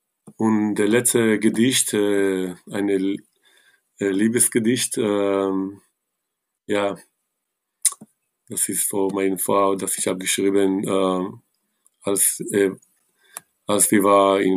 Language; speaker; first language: German; non-native, learner; Hebrew